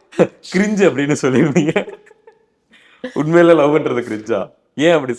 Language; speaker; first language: Tamil; native; Tamil